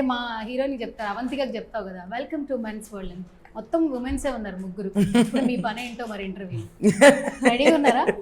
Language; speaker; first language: Telugu; native; Telugu